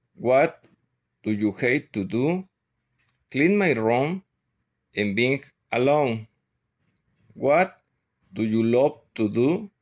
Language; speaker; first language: English; non-native, learner; Spanish